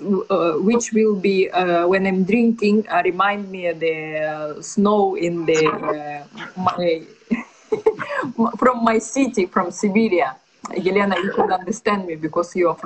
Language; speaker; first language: English; non-native, learner; Russian